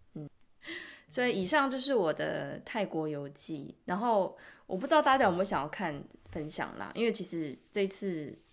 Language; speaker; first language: Chinese; native; Chinese